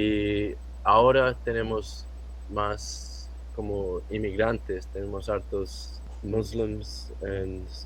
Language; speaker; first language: Spanish; non-native, fluent; English